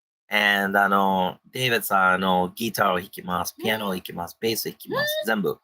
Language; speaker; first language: Japanese; non-native, learner; English